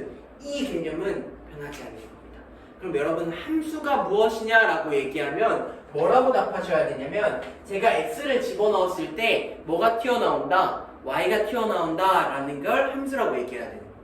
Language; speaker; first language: Korean; native; Korean